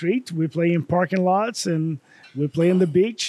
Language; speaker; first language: English; non-native, fluent; Portuguese